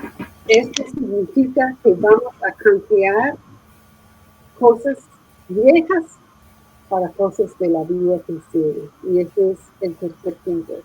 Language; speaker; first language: Spanish; non-native, fluent; English